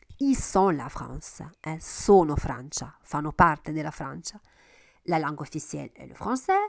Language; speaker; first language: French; non-native, fluent; Italian